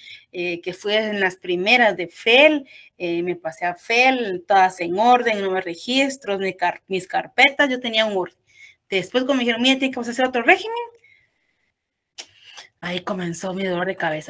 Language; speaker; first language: Spanish; native; Spanish